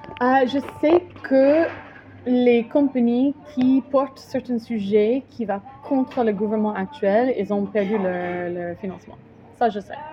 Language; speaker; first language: French; non-native, fluent; English